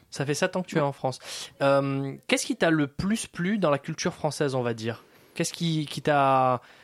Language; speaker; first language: French; native; French